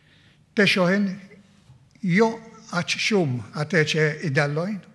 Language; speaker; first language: Albanian; non-native, fluent; Maltese